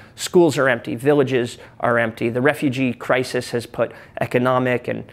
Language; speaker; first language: English; native; English